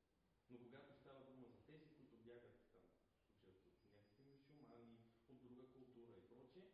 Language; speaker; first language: Bulgarian; non-native, fluent; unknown